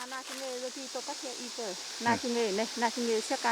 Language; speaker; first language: Korean; non-native, learner; Vietnamese